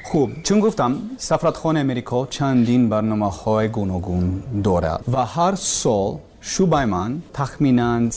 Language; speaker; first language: Persian; non-native, learner; English